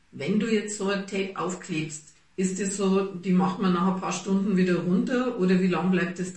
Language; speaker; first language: German; native; German